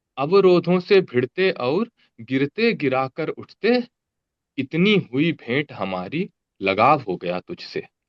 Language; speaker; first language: Hindi; native; Hindi